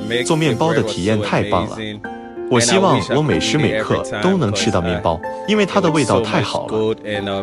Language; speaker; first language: Chinese; non-native, learner; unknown